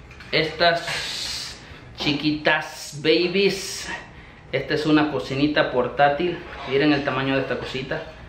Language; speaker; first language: Spanish; native; Spanish